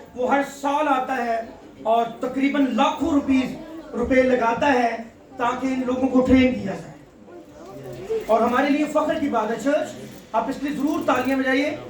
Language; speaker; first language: Urdu; non-native, local second language; Punjabi